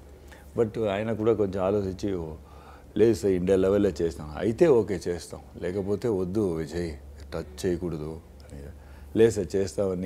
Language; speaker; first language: Telugu; non-native, fluent; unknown